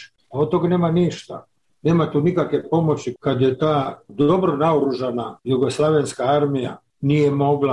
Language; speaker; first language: Serbian; native; Serbian